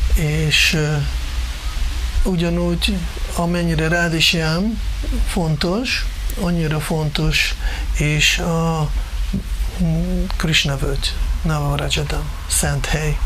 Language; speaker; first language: Hungarian; non-native, fluent; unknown